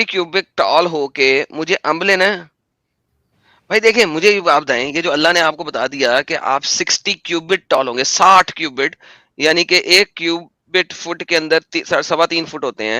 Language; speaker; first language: Hindi; native; Hindi